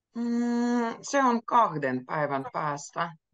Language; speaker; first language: Finnish; native; Finnish